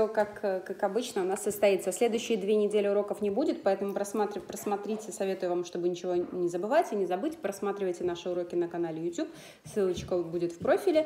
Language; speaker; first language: Russian; native; Russian